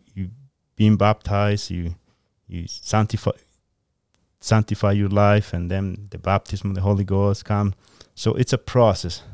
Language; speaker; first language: English; non-native, fluent; Spanish